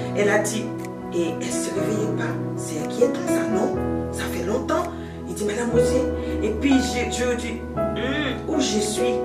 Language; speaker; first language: French; non-native, local second language; Haitian Creole